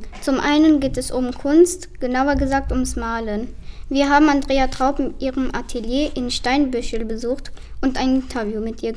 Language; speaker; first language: German; native; German